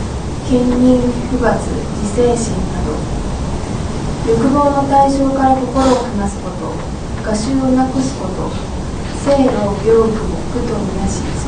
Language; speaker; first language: Japanese; native; Japanese